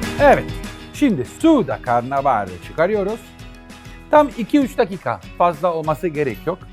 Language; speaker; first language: Turkish; non-native, fluent; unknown